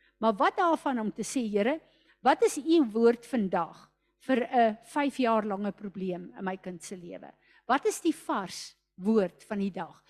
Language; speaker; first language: Afrikaans; native; Afrikaans